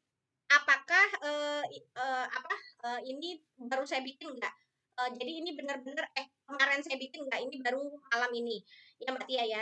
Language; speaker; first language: Indonesian; native; Indonesian